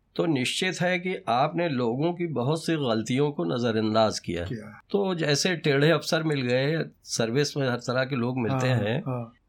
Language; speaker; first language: Hindi; native; Hindi